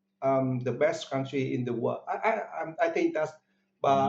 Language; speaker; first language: English; non-native, learner; Vietnamese